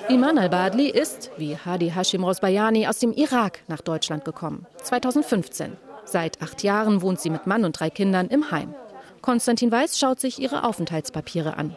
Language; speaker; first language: German; native; German